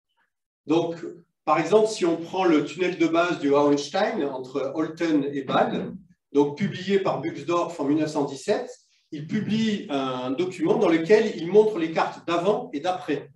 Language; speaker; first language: French; native; French